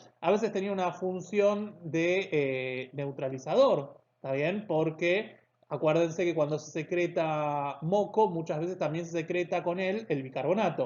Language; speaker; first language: Spanish; native; Spanish